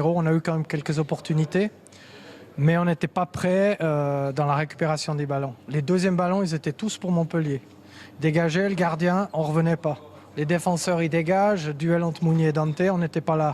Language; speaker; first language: French; native; French